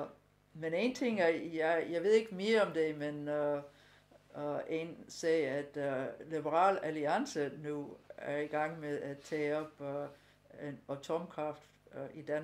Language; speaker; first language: Danish; non-native, fluent; English